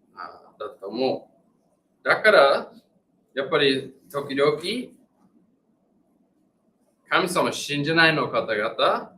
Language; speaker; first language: Japanese; non-native, fluent; English